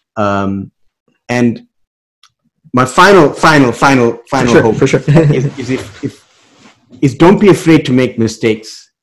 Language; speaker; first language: English; native; English